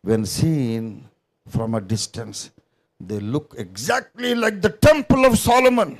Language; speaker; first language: English; non-native, local second language; Telugu